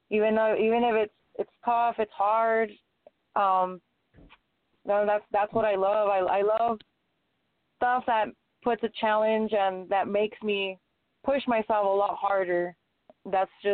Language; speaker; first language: English; native; English